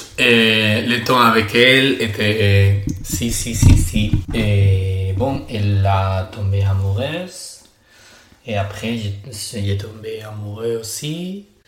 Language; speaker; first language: French; non-native, learner; Spanish